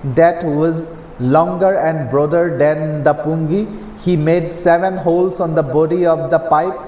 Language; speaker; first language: English; non-native, local second language; Assamese